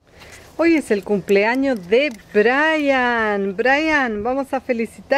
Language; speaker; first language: Spanish; native; Spanish